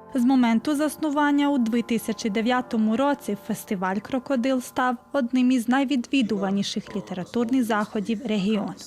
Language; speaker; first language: Ukrainian; early bilingual, heritage; Ukrainian